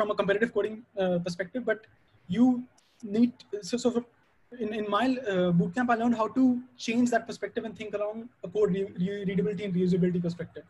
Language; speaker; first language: English; non-native, local second language; Hindi